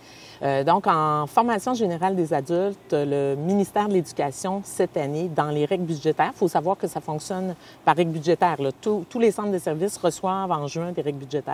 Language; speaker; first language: French; native; French